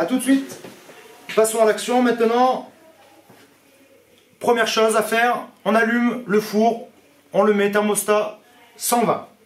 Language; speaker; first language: French; native; French